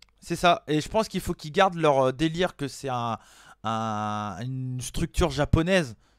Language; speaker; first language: French; native; French